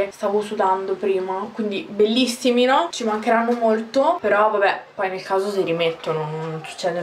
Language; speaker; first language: Italian; native; Italian